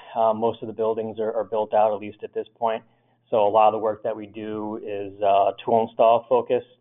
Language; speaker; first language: English; native; English